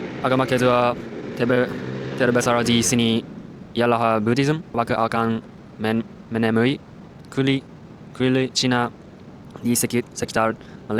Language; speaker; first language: Indonesian; non-native, learner; Japanese